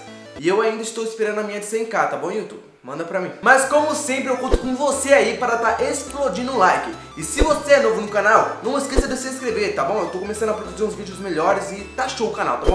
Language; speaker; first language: Portuguese; native; Portuguese